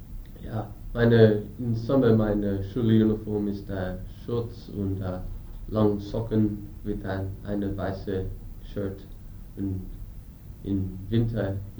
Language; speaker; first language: German; non-native, learner; English